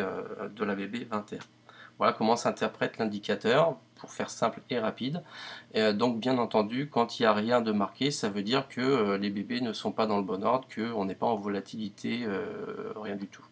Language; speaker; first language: French; native; French